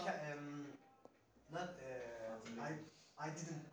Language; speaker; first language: English; non-native, learner; Turkish